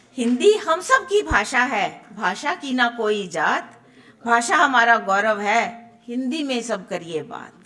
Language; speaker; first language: Hindi; native; Hindi